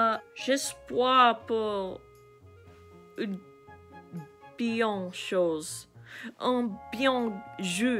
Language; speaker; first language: French; non-native, learner; English